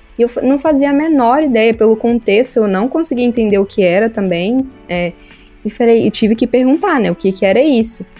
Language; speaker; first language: Portuguese; native; Portuguese